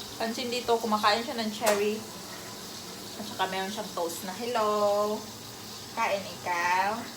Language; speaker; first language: Filipino; non-native, local second language; Cebuano